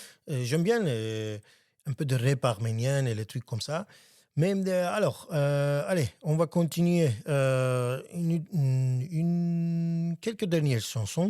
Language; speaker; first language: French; non-native, learner; Armenian